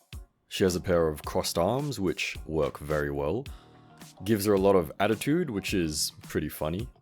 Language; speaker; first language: English; native; English